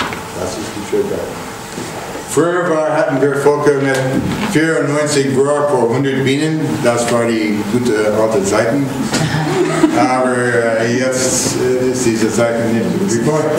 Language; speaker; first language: German; non-native, learner; English